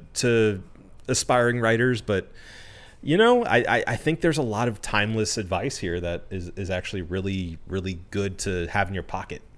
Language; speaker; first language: English; early bilingual, other home language; Spanish